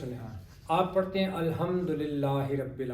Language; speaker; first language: Urdu; native; Urdu